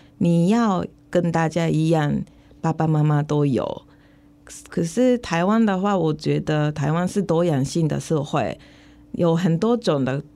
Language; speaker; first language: Chinese; non-native, fluent; Japanese